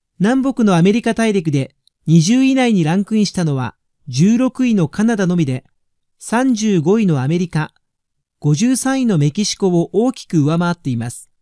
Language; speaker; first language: Japanese; native; Japanese